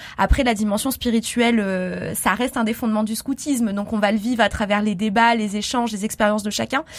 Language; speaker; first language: French; native; French